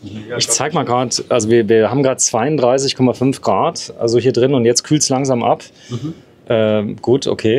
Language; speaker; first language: German; native; German